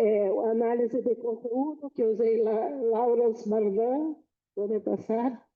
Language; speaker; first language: Portuguese; non-native, fluent; Spanish